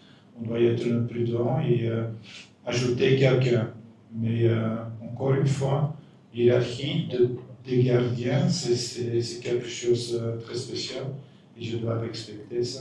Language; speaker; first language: French; non-native, fluent; Dutch